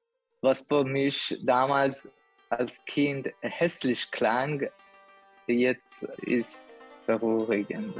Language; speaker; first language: German; non-native, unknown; Persian